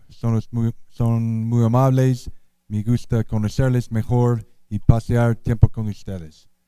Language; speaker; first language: Spanish; non-native, learner; English